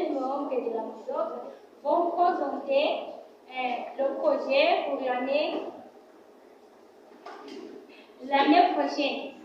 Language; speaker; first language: French; non-native, learner; Portuguese